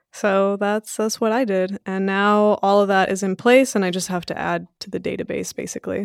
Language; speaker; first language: English; early bilingual, other home language; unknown